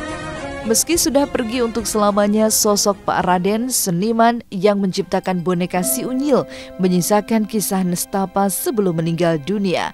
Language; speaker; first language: Indonesian; native; Indonesian